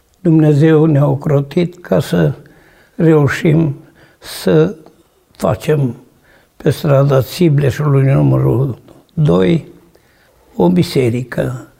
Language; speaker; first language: Romanian; native; Romanian